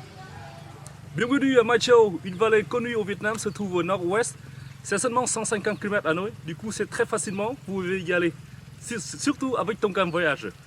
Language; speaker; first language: French; non-native, fluent; Vietnamese